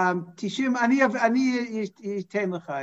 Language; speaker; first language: Hebrew; non-native, fluent; English